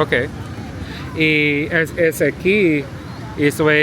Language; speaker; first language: Portuguese; non-native, fluent; English